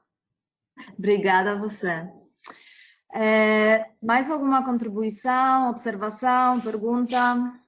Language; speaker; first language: Portuguese; non-native, fluent; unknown